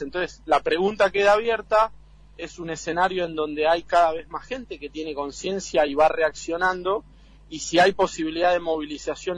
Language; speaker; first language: Spanish; native; Spanish